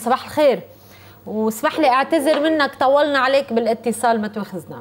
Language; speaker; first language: Arabic; native; Arabic